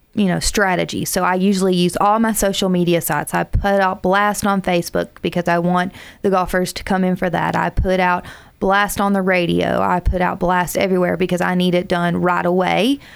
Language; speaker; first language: English; native; English